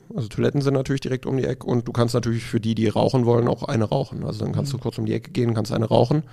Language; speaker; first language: German; native; German